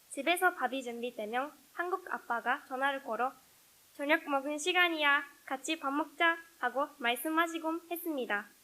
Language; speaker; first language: Korean; non-native, learner; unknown